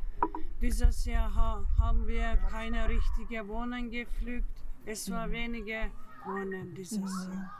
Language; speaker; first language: German; non-native, learner; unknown